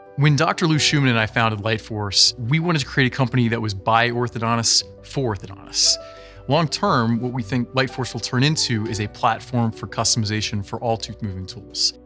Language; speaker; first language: English; native; English